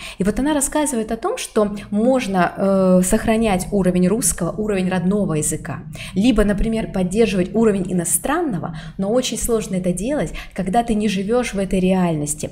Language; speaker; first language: Russian; native; Russian